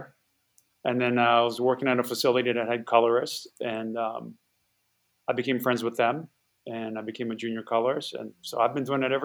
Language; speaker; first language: English; native; English